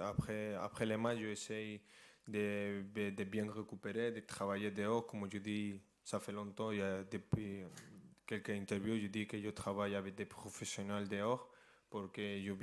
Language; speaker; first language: French; non-native, fluent; Spanish